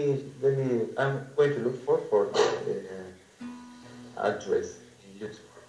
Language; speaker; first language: English; non-native, learner; Portuguese